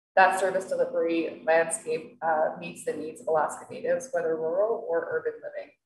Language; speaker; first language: English; native; English